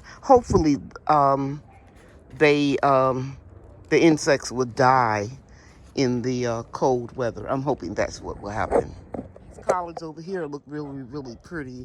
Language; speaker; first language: English; native; English